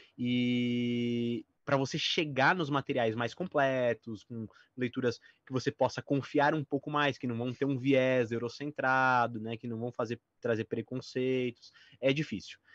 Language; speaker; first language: Portuguese; native; Portuguese